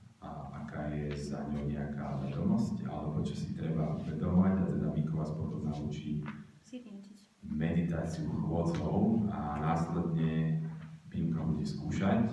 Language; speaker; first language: Slovak; native; Slovak